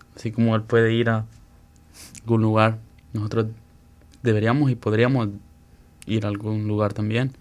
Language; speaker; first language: Spanish; native; Spanish